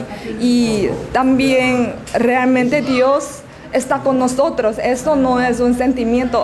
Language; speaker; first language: Spanish; non-native, learner; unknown